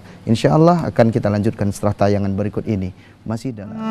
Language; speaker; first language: Indonesian; native; Indonesian